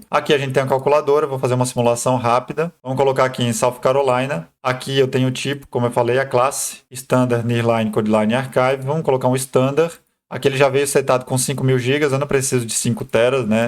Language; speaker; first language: Portuguese; native; Portuguese